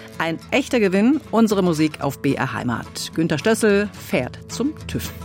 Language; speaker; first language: German; native; German